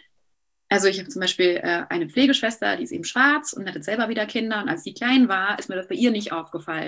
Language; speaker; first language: German; native; German